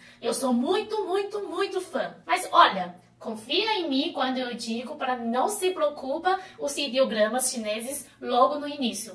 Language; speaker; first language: Portuguese; non-native, fluent; Chinese